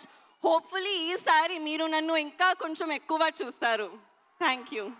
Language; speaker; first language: Telugu; non-native, learner; Hindi